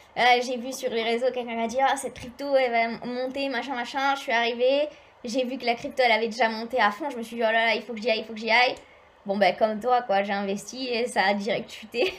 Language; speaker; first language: French; native; French